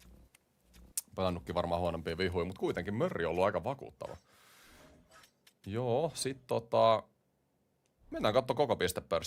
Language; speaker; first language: Finnish; native; Finnish